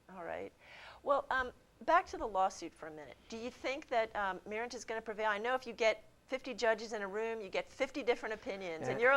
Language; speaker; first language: English; native; English